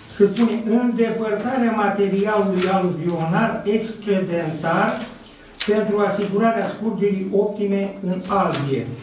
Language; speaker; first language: Romanian; native; Romanian